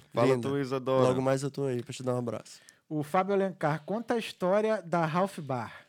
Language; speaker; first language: Portuguese; non-native, fluent; English